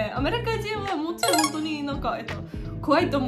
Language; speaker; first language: Japanese; non-native, fluent; English